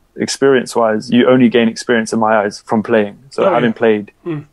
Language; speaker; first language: English; early bilingual, other home language; Albanian